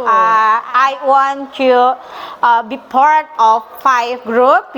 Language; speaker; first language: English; non-native, fluent; Indonesian